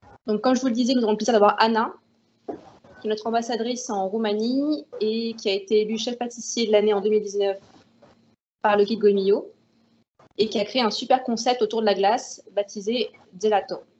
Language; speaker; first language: French; native; French